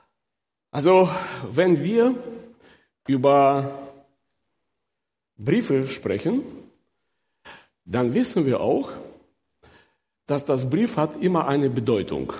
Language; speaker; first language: German; non-native, fluent; Russian